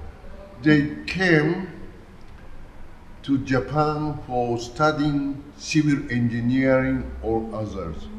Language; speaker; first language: English; non-native, learner; Japanese